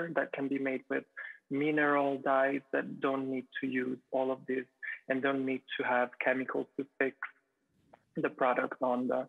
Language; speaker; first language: English; non-native, fluent; Italian